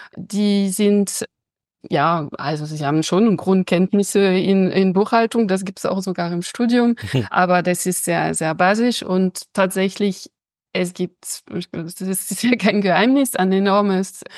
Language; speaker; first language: German; non-native, fluent; French